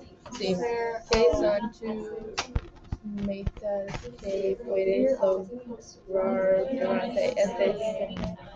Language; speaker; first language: Spanish; non-native, learner; English